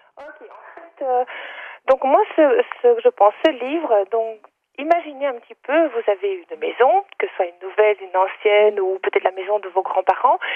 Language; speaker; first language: French; native; French